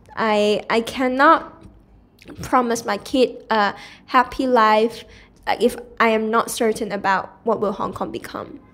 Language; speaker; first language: English; non-native, local second language; Cantonese